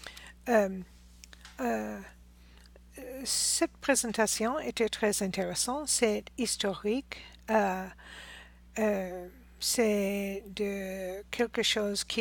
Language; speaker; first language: French; non-native, learner; English